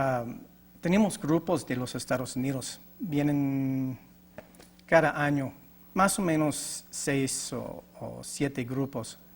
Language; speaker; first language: Spanish; non-native, learner; English